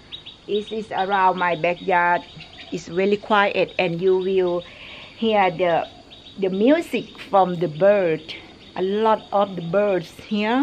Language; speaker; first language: English; non-native, learner; Thai